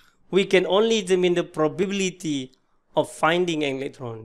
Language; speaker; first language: English; non-native, local second language; Malay